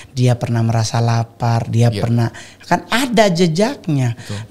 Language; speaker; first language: Indonesian; native; Indonesian